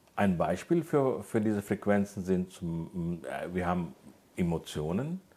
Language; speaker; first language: German; non-native, fluent; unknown